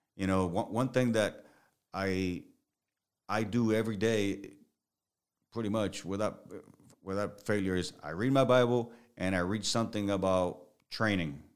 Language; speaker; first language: English; early bilingual, other home language; Spanish